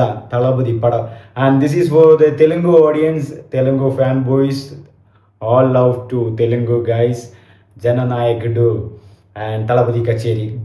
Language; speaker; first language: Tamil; non-native, local second language; Malayalam